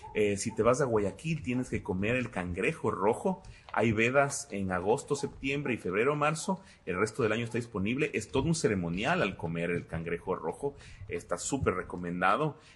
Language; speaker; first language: Spanish; native; Spanish